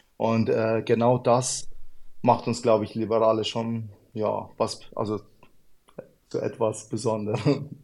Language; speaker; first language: German; early bilingual, other home language; Arabic